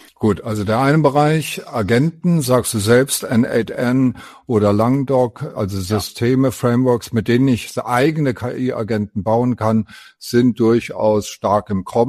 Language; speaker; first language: German; native; German